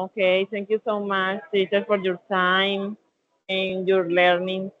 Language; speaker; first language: English; non-native, learner; Spanish